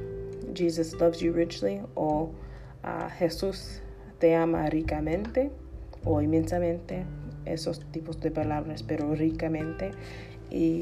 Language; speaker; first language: Spanish; non-native, learner; English